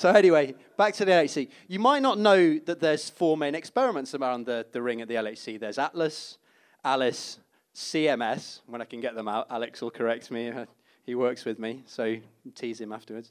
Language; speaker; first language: English; native; English